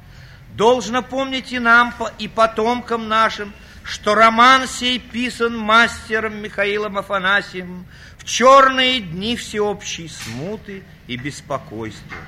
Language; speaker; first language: Russian; native; Russian